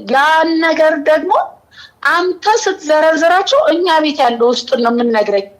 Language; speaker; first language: Amharic; native; Amharic